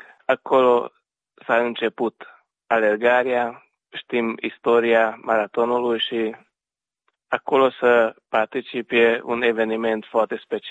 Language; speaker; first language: Romanian; non-native, local second language; Hungarian